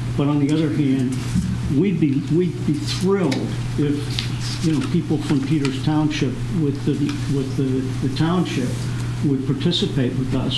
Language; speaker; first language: English; native; English